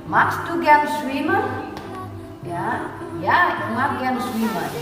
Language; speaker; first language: German; non-native, fluent; Indonesian